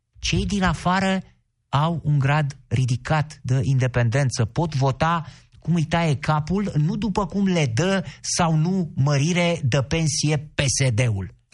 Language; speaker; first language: Romanian; native; Romanian